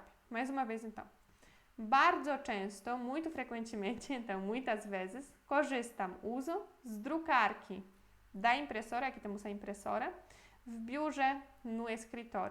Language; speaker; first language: Portuguese; non-native, fluent; Polish